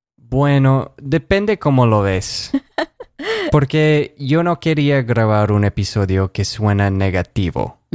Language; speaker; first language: Spanish; non-native, fluent; English